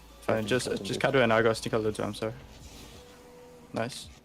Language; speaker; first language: Welsh; non-native, local second language; English